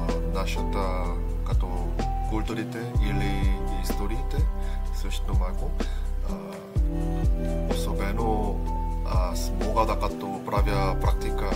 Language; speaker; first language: Bulgarian; non-native, learner; Korean